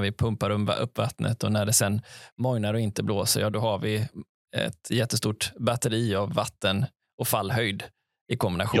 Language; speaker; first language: Swedish; native; Swedish